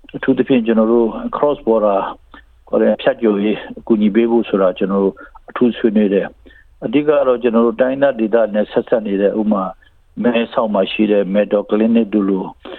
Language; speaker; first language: Burmese; non-native, local second language; Karen languages